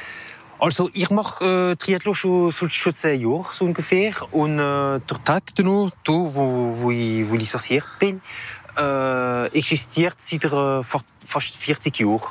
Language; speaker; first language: German; non-native, local second language; French